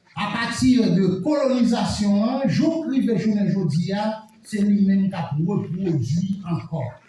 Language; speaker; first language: French; non-native, local second language; Haitian Creole